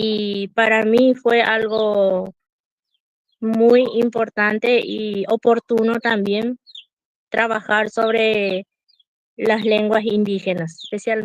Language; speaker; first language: Spanish; non-native, local second language; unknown